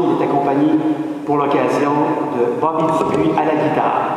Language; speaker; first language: French; native; French